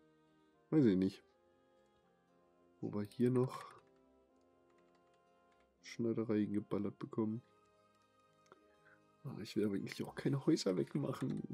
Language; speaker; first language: German; native; German